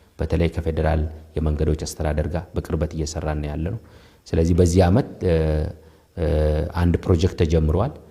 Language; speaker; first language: Amharic; non-native, local second language; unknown